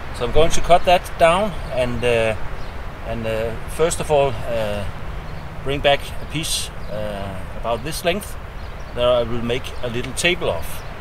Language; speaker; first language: English; non-native, fluent; Danish